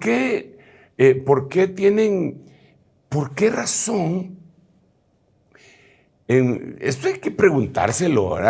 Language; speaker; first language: Spanish; native; Spanish